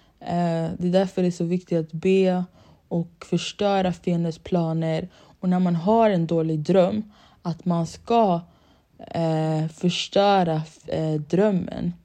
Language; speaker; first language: Swedish; early bilingual, other home language; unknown